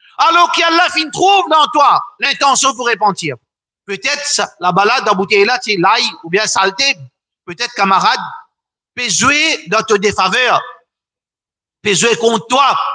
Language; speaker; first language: French; non-native, local second language; Morisyen